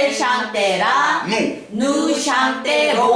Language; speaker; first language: French; non-native, learner; Korean